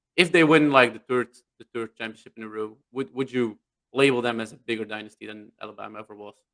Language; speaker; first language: English; non-native, fluent; Dutch